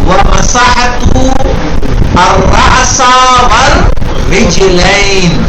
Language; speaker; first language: Arabic; non-native, fluent; Urdu